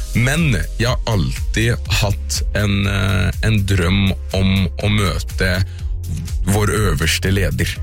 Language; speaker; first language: Norwegian; early bilingual, other home language; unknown